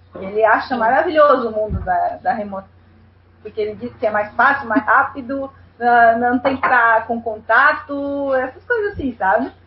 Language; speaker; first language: Portuguese; non-native, fluent; Spanish